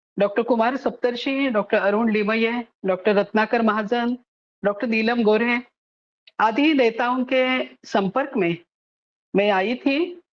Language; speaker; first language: Hindi; non-native, local second language; Marathi